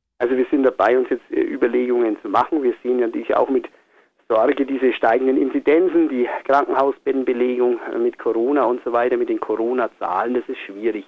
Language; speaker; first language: German; native; German